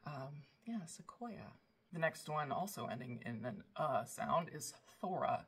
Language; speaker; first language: English; native; English